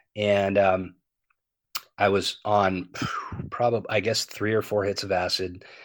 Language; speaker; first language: English; native; English